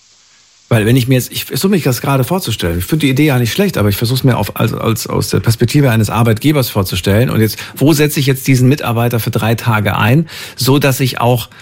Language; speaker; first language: German; native; German